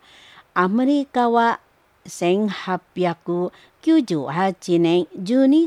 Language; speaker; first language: Japanese; non-native, fluent; Indonesian